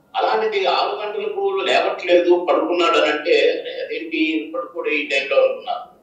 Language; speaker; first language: Telugu; native; Telugu